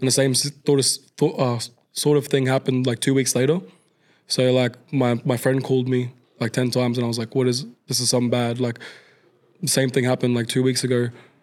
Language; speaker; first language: English; native; English